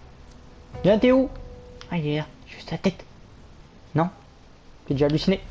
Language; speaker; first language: French; native; French